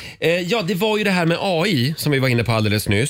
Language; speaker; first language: Swedish; native; Swedish